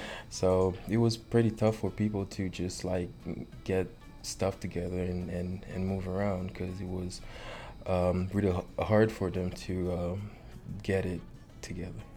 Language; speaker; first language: English; non-native, fluent; Haitian Creole